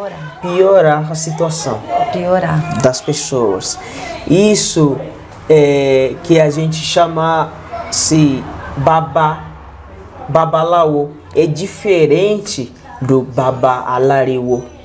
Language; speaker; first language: Portuguese; non-native, learner; Yoruba